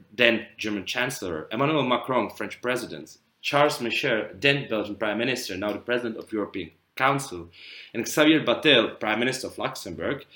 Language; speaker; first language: English; non-native, fluent; Czech